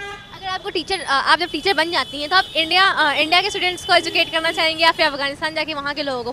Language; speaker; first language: Hindi; native; Hindi